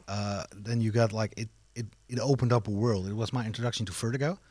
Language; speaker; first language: English; non-native, fluent; Dutch